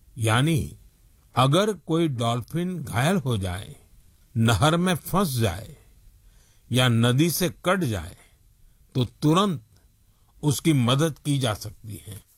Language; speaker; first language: Hindi; non-native, local second language; Gujarati